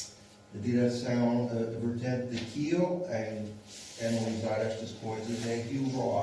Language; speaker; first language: Portuguese; non-native, fluent; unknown